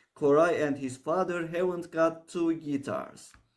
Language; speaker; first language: English; non-native, fluent; Turkish